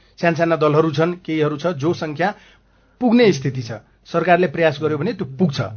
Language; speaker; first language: Nepali; non-native, local second language; Maithili